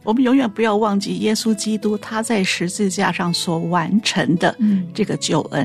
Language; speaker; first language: Chinese; native; Chinese